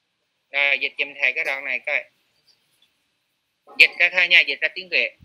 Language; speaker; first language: Vietnamese; native; Vietnamese